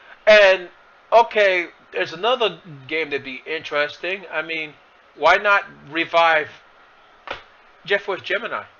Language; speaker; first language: English; native; English